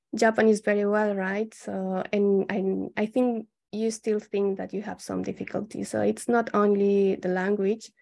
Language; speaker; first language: English; non-native, fluent; Spanish